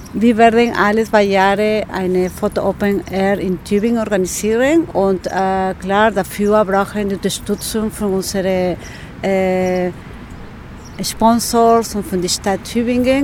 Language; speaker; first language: German; non-native, learner; Spanish